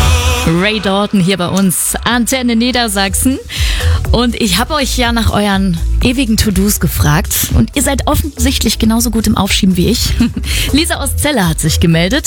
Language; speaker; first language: German; native; German